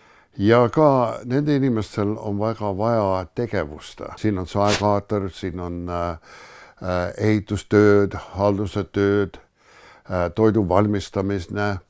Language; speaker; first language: Estonian; non-native, fluent; English